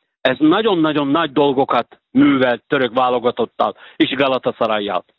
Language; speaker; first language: Hungarian; non-native, fluent; Turkish